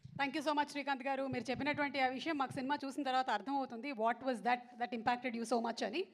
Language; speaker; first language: Telugu; native; Telugu